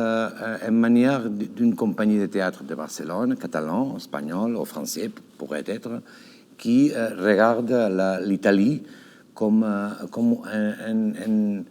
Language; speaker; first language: French; non-native, learner; Catalan